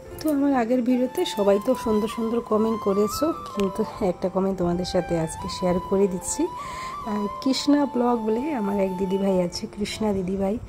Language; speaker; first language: Bangla; non-native, local second language; Rangpuri